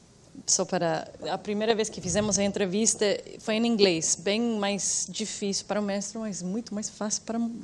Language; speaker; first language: Portuguese; non-native, fluent; English